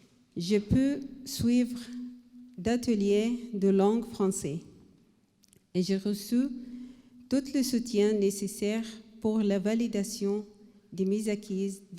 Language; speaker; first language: French; non-native, learner; Arabic